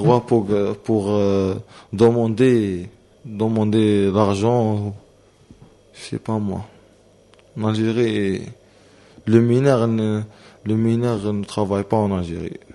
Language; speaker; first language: French; non-native, learner; Arabic